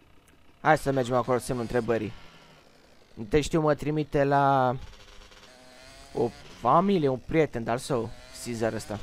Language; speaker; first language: Romanian; native; Romanian